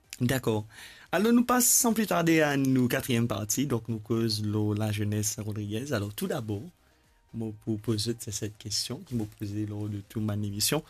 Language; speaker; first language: French; non-native, local second language; Morisyen